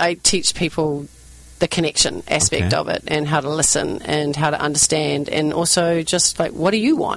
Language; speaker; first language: English; native; English